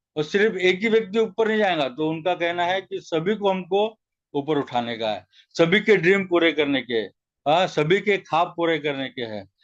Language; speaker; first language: Hindi; non-native, local second language; Marathi